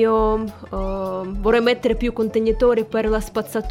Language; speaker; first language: Italian; non-native, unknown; Russian